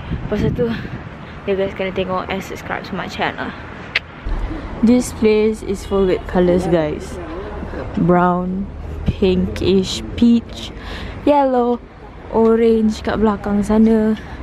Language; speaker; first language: English; non-native, local second language; Malay